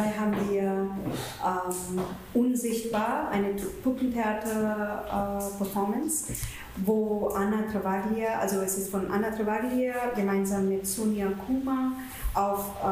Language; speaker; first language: German; non-native, fluent; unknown